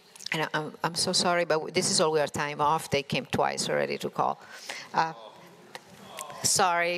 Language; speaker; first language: English; non-native, fluent; Italian